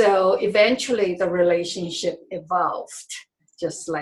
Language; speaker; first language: English; non-native, fluent; Chinese